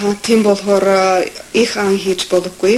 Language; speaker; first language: Mongolian; non-native, fluent; English